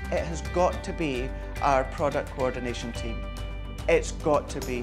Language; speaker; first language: English; native; English